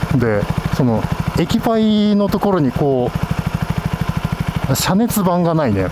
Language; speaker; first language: Japanese; native; Japanese